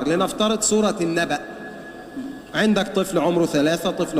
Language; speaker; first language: Arabic; native; Arabic